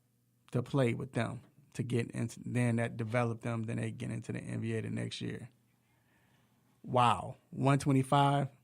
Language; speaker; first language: English; native; English